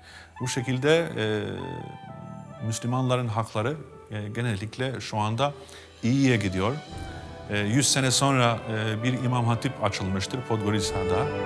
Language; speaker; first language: Turkish; non-native, fluent; Albanian